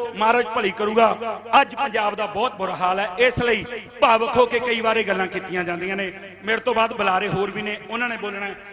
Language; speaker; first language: Punjabi; native; Punjabi